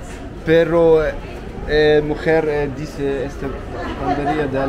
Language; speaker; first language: Spanish; non-native, learner; German